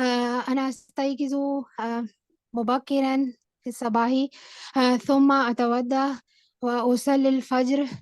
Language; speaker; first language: Arabic; non-native, learner; Urdu